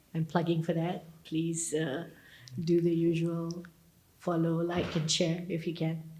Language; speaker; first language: English; non-native, local second language; Malay